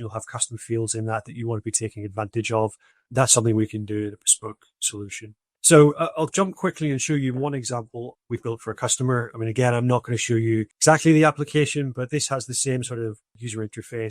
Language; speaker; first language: English; native; English